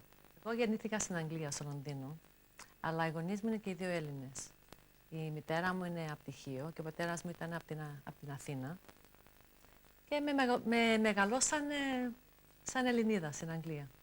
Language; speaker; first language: Greek; early bilingual, heritage; English